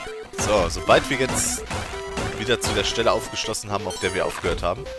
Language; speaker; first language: German; native; German